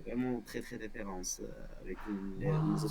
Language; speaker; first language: French; non-native, local second language; Berber languages